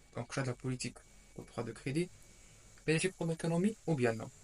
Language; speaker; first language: French; non-native, local second language; Arabic